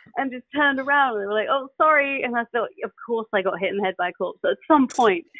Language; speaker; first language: English; native; English